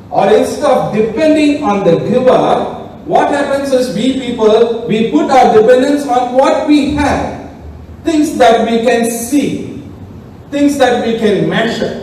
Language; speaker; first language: English; non-native, local second language; Tamil